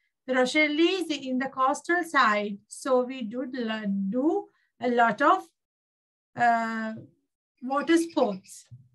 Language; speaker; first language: English; non-native, local second language; Sinhala